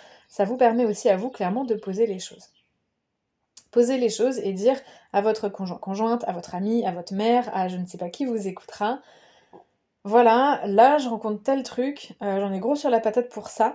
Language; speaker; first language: French; native; French